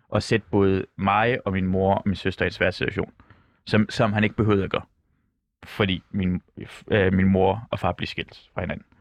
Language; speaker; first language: Danish; non-native, local second language; Persian